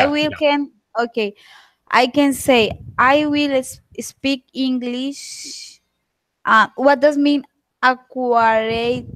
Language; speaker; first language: English; non-native, learner; Spanish